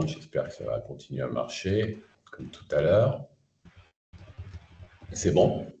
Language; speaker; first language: French; native; French